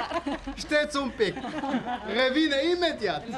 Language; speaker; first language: Romanian; non-native, learner; French